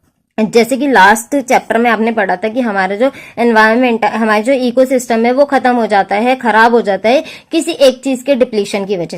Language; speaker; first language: Hindi; native; Hindi